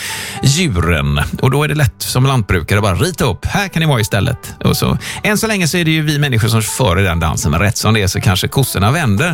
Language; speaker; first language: Swedish; native; Swedish